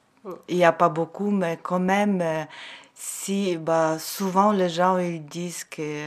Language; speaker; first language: French; non-native, learner; Ukrainian